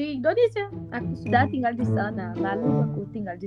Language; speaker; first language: Indonesian; non-native, learner; Portuguese